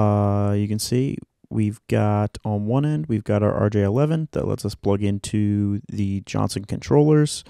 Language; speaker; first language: English; native; English